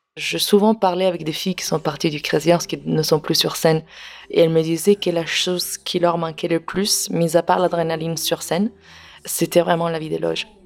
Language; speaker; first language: French; non-native, fluent; Italian